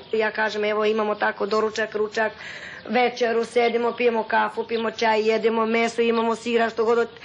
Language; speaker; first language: Serbian; non-native, local second language; Romanian